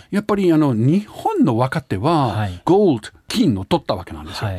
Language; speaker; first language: Japanese; non-native, fluent; German